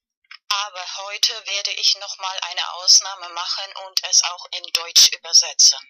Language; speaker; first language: German; non-native, fluent; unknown